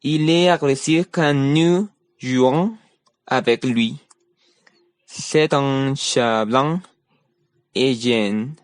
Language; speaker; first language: French; non-native, learner; Spanish